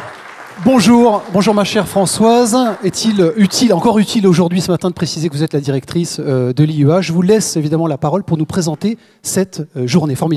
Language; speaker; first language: French; native; French